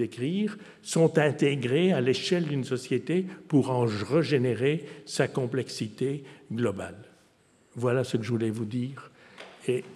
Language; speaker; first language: French; native; French